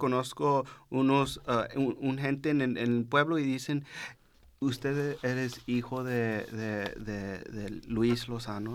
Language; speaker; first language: Spanish; early bilingual, heritage; Spanish